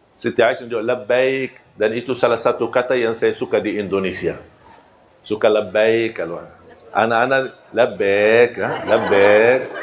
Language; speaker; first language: Malay; non-native, fluent; Arabic